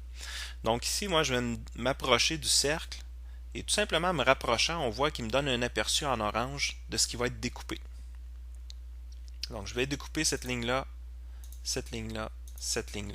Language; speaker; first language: French; native; French